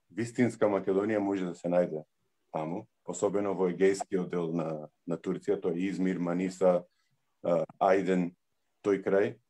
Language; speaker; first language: Macedonian; early bilingual, heritage; Macedonian